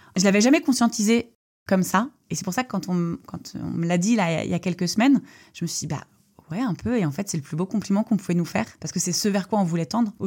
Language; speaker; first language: French; native; French